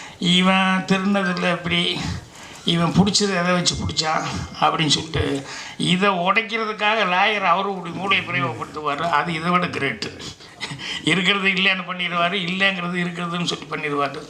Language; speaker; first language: Tamil; native; Tamil